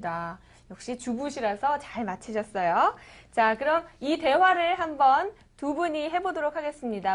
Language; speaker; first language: Korean; native; Korean